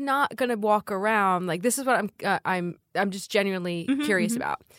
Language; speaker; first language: English; native; English